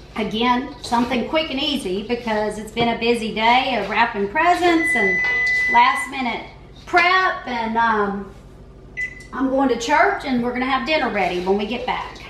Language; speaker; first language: English; native; English